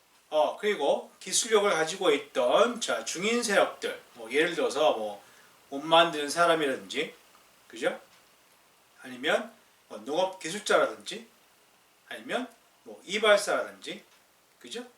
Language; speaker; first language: Korean; native; Korean